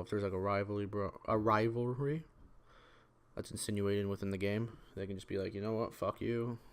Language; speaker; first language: English; native; English